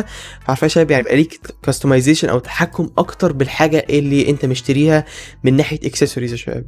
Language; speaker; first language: Arabic; native; Arabic